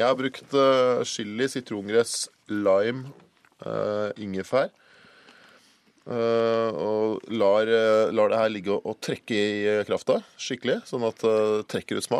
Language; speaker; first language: Norwegian; native; Norwegian